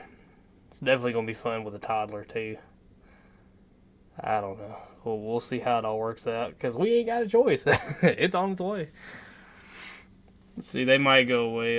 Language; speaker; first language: English; native; English